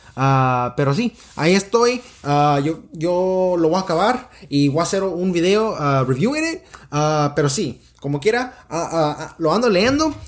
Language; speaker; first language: Spanish; early bilingual, heritage; Spanish